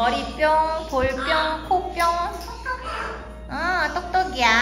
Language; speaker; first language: Korean; native; Korean